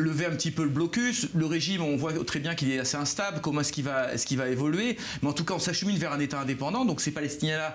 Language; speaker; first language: French; native; French